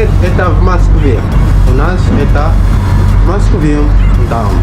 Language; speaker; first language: Russian; non-native, learner; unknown